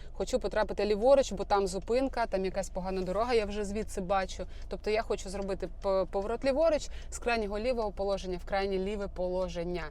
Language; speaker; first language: Ukrainian; non-native, local second language; Russian